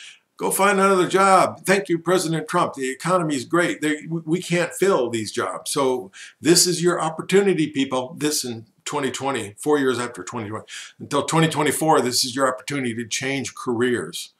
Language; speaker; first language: English; native; English